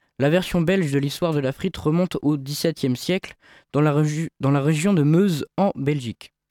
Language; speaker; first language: French; native; French